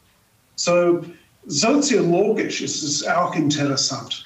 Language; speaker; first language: German; non-native, fluent; English